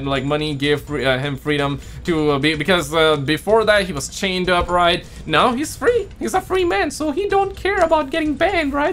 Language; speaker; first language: English; native; English